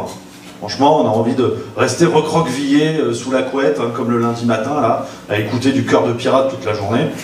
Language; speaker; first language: French; native; French